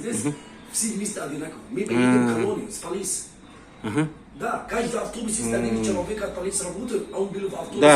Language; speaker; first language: Russian; non-native, learner; Arabic